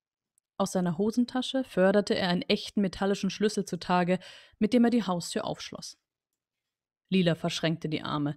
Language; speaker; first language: German; native; German